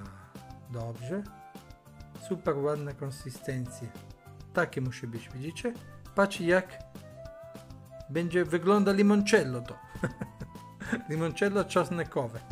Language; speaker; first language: Polish; non-native, learner; Italian